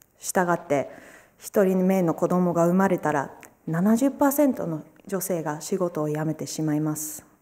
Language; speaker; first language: Japanese; non-native, fluent; English